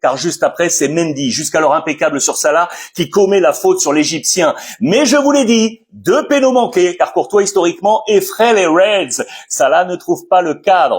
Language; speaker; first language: French; native; French